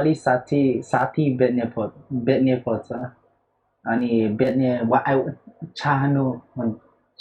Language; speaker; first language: Nepali; early bilingual, heritage; Nepali